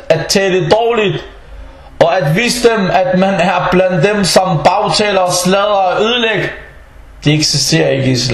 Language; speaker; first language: Danish; early bilingual, other home language; Arabic